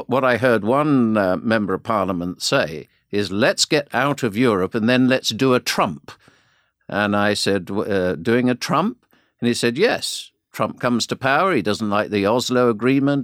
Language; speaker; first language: English; native; English